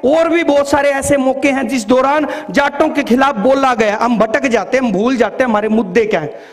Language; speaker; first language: Hindi; native; Hindi